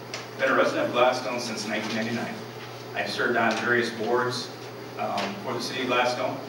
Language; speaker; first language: English; native; English